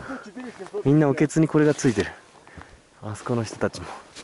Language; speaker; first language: Japanese; native; Japanese